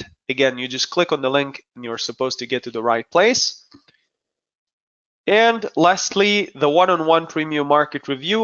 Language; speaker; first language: English; non-native, fluent; Hebrew